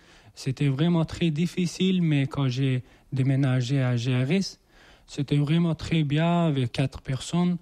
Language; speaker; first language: French; non-native, learner; Persian